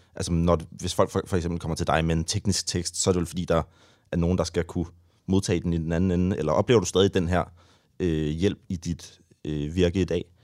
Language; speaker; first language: Danish; native; Danish